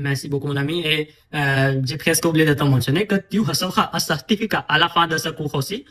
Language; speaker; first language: French; non-native, fluent; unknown